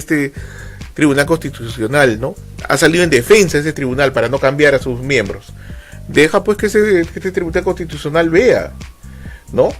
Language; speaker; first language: Spanish; native; Spanish